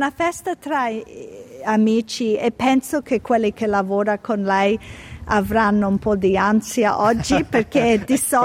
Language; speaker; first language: Italian; early bilingual, heritage; Italian